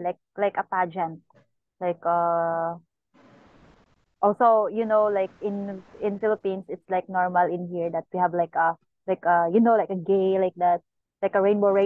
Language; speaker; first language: English; non-native, local second language; Cebuano